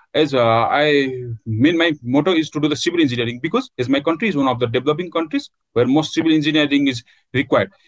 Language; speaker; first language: English; non-native, local second language; Nepali